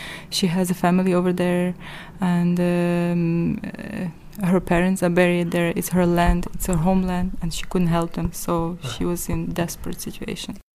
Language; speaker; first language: English; non-native, fluent; Ukrainian